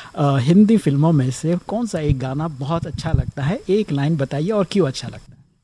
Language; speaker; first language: Hindi; native; Hindi